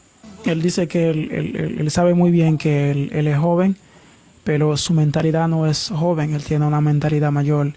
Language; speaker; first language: Spanish; non-native, learner; Haitian Creole